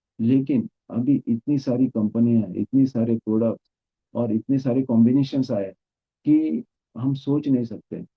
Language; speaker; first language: Hindi; non-native, local second language; Marathi